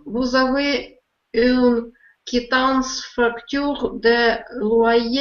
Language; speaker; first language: French; non-native, learner; Russian